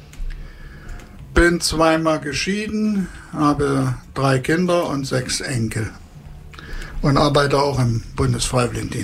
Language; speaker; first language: German; native; German